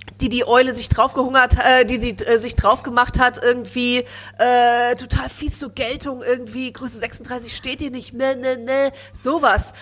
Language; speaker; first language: German; native; German